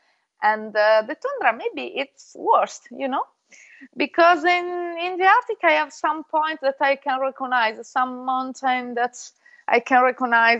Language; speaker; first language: English; non-native, fluent; Italian